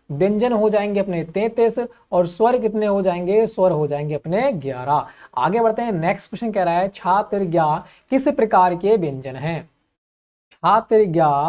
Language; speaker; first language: Hindi; native; Hindi